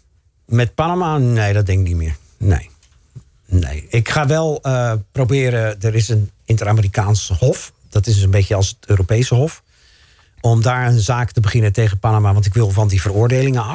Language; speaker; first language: Dutch; native; Dutch